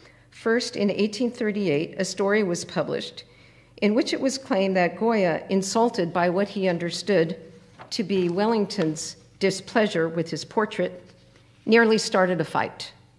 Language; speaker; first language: English; native; English